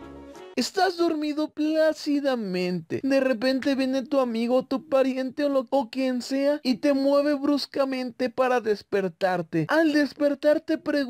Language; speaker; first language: Spanish; native; Spanish